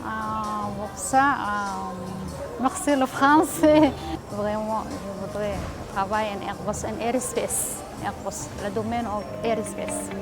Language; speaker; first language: French; non-native, learner; Arabic